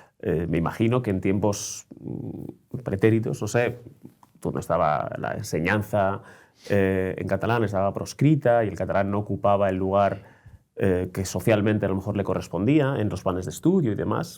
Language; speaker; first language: Spanish; native; Spanish